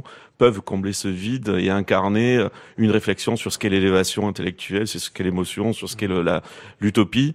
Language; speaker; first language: French; native; French